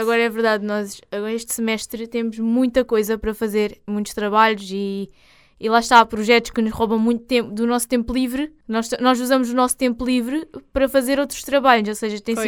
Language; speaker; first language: Portuguese; native; Portuguese